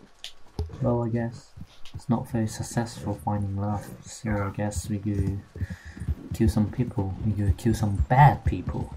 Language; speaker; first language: English; non-native, fluent; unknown